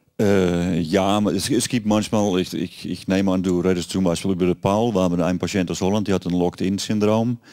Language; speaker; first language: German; non-native, learner; Dutch